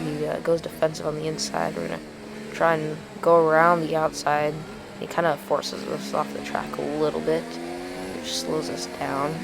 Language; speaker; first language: English; native; English